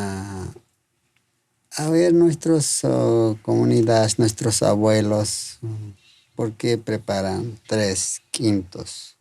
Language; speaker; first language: Spanish; non-native, local second language; Quechua